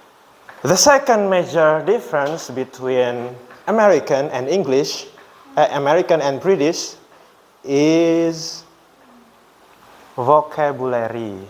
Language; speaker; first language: English; non-native, learner; Indonesian